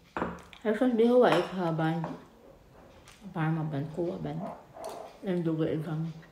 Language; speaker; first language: Danish; non-native, learner; Filipino